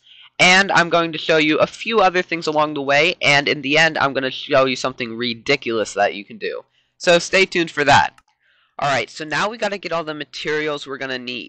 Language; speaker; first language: English; native; English